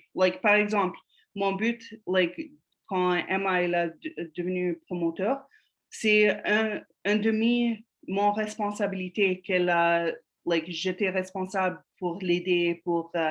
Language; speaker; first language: French; non-native, fluent; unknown